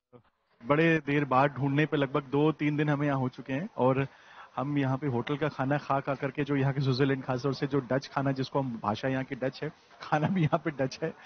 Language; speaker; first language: Hindi; native; Hindi